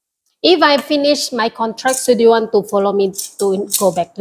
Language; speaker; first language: English; non-native, learner; Indonesian